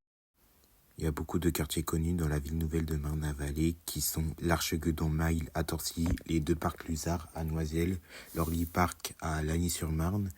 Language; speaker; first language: French; native; French